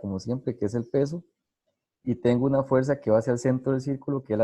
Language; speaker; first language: Spanish; native; Spanish